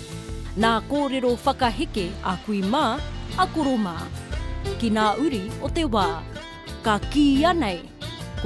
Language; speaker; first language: Māori; native; Māori